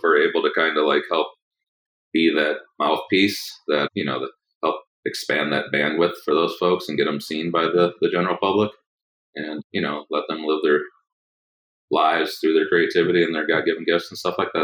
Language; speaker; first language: English; native; English